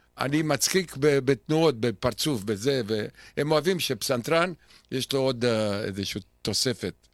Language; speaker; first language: Hebrew; non-native, fluent; Romanian